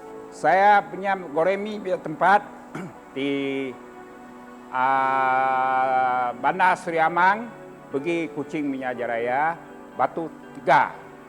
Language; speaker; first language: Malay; non-native, local second language; Chinese